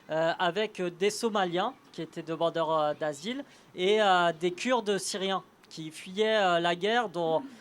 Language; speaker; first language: French; native; French